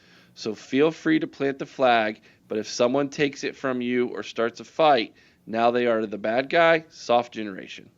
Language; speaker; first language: English; native; English